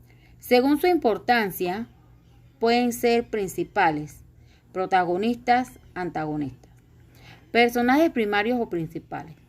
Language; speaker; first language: Spanish; native; Spanish